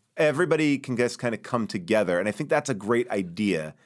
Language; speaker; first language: English; native; English